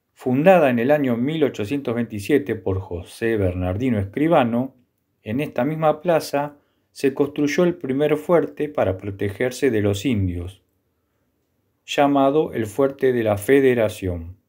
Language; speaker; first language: Spanish; native; Spanish